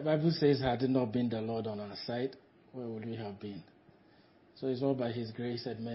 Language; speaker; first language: English; non-native, local second language; Akan